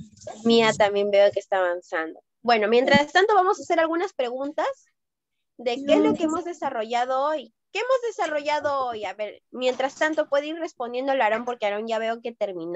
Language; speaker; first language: Spanish; native; Spanish